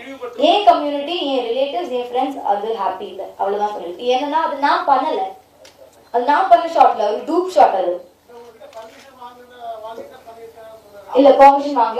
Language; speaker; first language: Tamil; non-native, learner; Malayalam